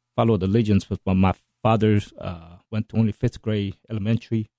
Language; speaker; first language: English; non-native, fluent; Korean